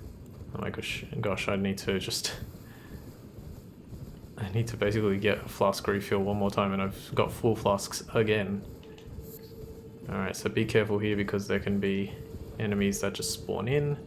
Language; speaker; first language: English; native; English